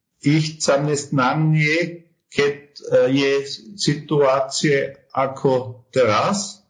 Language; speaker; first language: Slovak; non-native, learner; German